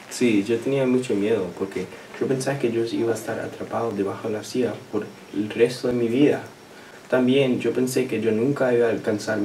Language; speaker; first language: Spanish; non-native, learner; English